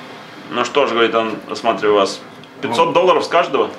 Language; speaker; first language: Russian; native; Russian